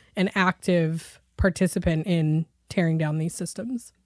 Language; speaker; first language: English; native; English